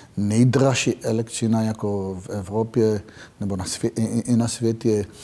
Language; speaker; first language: Czech; non-native, fluent; Hebrew